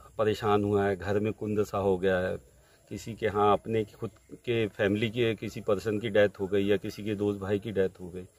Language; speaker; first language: Hindi; native; Hindi